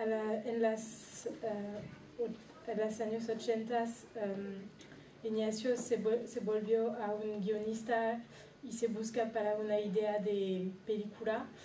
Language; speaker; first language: Spanish; non-native, learner; French